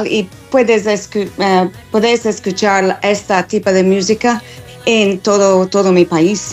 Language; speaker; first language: Spanish; non-native, fluent; English